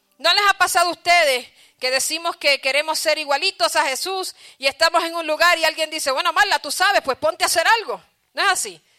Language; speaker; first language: Spanish; early bilingual, heritage; Spanish